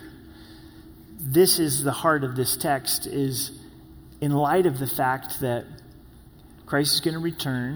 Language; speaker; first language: English; native; English